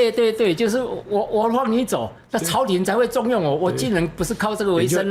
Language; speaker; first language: Chinese; native; Chinese